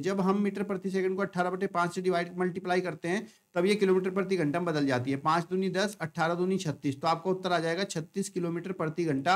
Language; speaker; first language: Hindi; native; Hindi